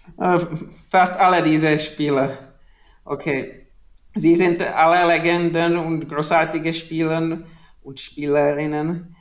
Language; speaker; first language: German; non-native, learner; Czech